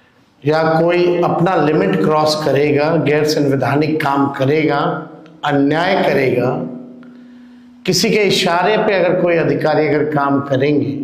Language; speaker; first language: Hindi; native; Hindi